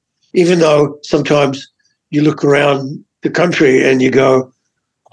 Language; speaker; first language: English; native; English